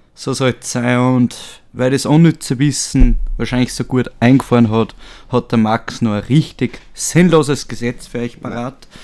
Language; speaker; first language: German; native; German